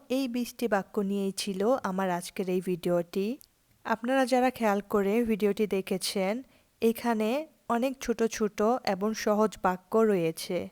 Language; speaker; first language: Bangla; native; Bangla